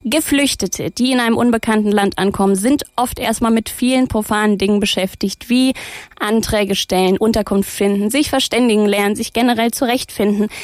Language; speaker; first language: German; native; German